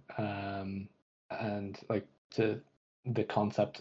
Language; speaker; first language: English; native; English